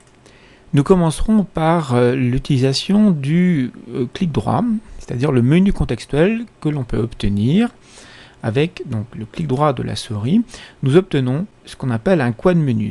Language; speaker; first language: French; native; French